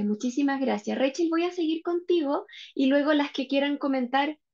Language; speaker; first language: Spanish; native; Spanish